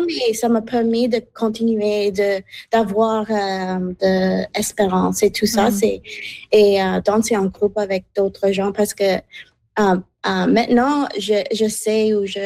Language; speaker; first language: French; non-native, fluent; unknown